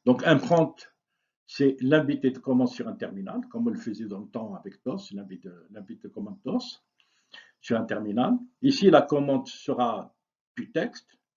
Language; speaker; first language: French; non-native, local second language; Arabic